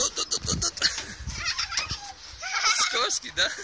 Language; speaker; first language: Russian; non-native, learner; Turkish